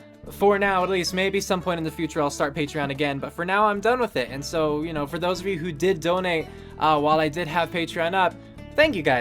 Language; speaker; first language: English; native; English